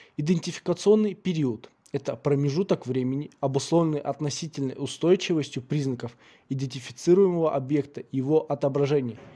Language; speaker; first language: Russian; non-native, local second language; Kazakh